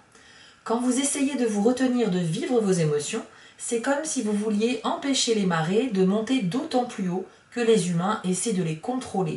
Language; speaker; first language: French; native; French